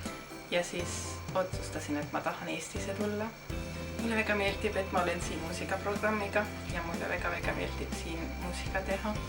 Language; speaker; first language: Estonian; non-native, learner; German